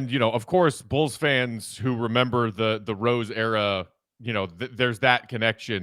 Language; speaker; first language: English; native; English